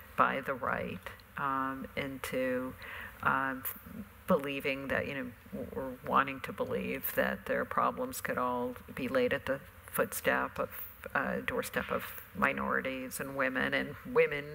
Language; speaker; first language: English; native; English